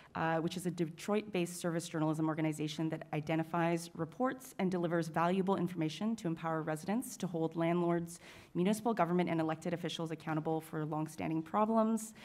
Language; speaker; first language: English; native; English